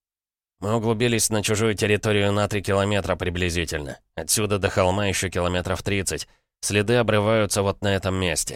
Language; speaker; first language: Russian; native; Russian